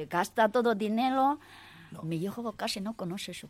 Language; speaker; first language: Spanish; non-native, learner; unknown